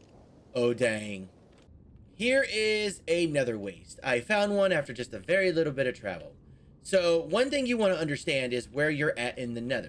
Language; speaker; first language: English; native; English